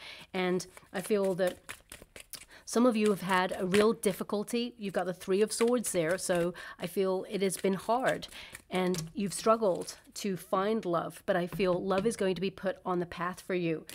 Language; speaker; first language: English; native; English